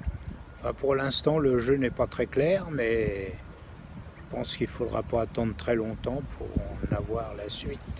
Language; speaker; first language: French; native; French